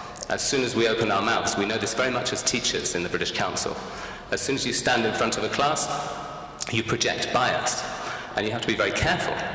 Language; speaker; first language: English; native; English